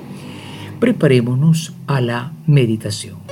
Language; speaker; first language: Spanish; native; Spanish